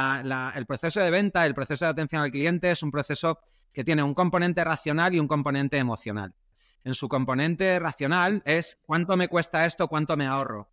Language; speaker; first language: Spanish; native; Spanish